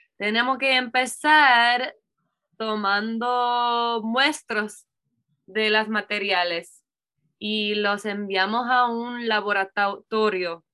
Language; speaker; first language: Spanish; non-native, learner; English